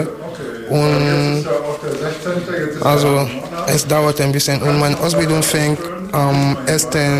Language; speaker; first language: German; non-native, fluent; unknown